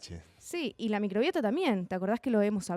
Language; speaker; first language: Spanish; native; Spanish